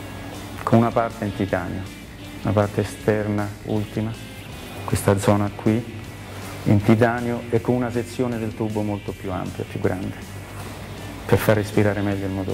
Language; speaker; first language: Italian; native; Italian